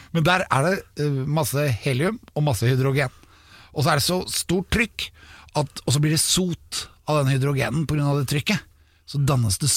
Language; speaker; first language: Norwegian; native; Norwegian